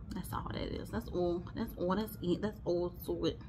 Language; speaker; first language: English; native; English